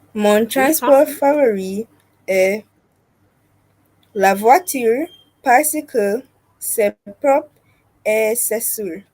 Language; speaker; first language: French; non-native, learner; English